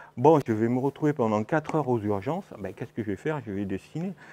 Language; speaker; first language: French; native; French